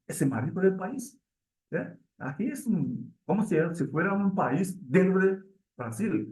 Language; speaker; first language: Spanish; non-native, learner; Portuguese